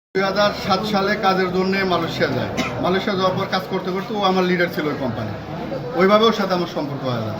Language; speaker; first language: Bangla; native; Bangla